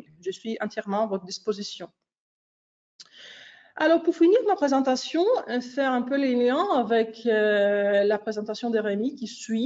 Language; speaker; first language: French; non-native, fluent; Greek